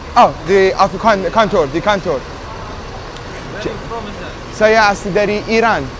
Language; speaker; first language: Indonesian; non-native, learner; Persian